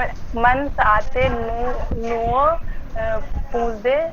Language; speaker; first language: Persian; non-native, learner; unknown